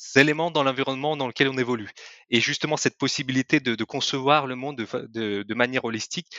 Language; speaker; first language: French; non-native, fluent; Russian